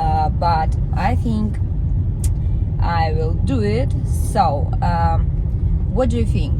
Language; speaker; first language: English; non-native, learner; Russian